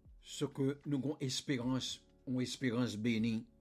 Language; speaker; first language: French; non-native, local second language; Haitian Creole